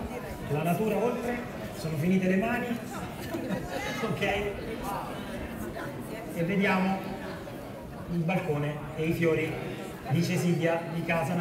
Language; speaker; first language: Italian; native; Italian